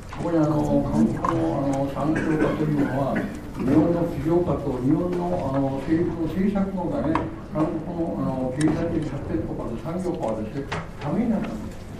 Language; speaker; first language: Japanese; non-native, learner; Korean